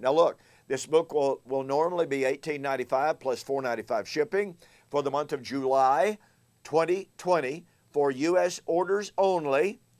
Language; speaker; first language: English; native; English